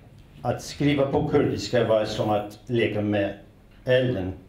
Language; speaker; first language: Danish; non-native, fluent; Kurdish